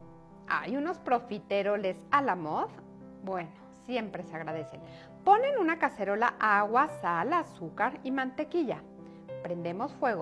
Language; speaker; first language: Spanish; native; Spanish